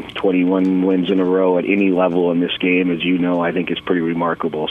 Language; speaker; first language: English; native; English